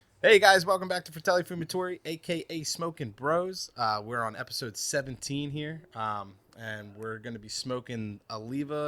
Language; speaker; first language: English; native; English